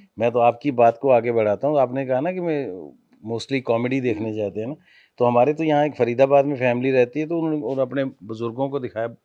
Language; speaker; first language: Hindi; non-native, local second language; Punjabi